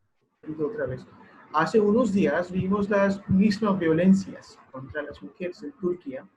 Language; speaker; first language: Spanish; non-native, learner; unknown